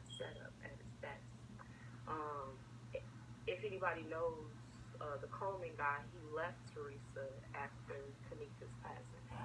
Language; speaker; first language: English; native; English